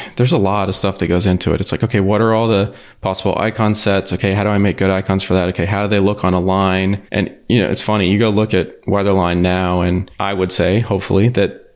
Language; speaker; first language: English; native; English